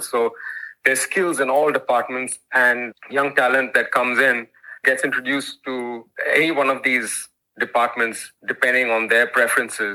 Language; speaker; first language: English; non-native, local second language; Hindi